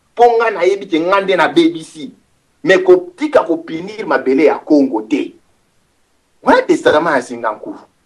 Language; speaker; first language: Lingala; non-native, local second language; Kongo